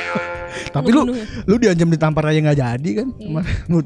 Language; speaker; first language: Indonesian; native; Indonesian